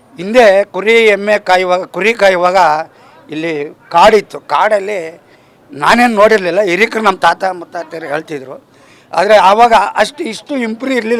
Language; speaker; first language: Kannada; native; Kannada